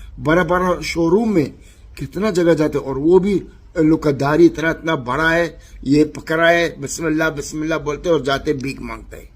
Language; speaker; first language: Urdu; non-native, learner; Arabic